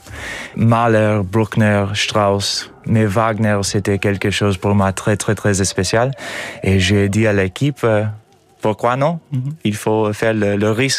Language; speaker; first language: French; non-native, learner; English